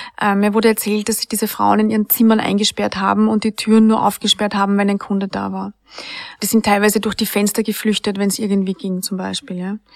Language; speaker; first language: German; native; German